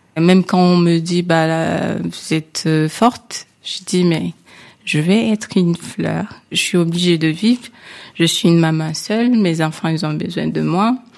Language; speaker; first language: French; non-native, local second language; Kinyarwanda